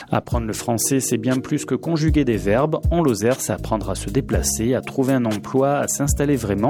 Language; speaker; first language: French; native; French